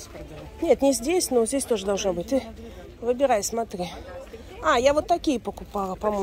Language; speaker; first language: Russian; native; Russian